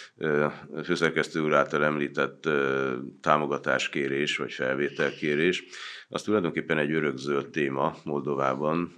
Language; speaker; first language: Hungarian; native; Hungarian